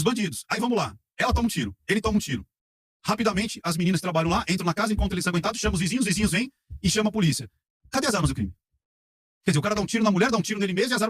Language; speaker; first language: Portuguese; native; Portuguese